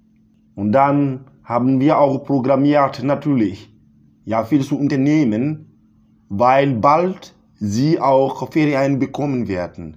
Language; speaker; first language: German; non-native, learner; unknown